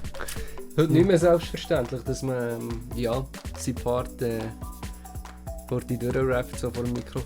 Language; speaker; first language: German; native; German